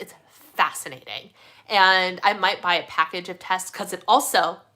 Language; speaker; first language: English; native; English